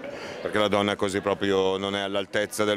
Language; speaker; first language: Italian; native; Italian